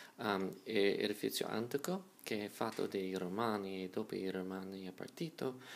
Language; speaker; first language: Italian; non-native, learner; English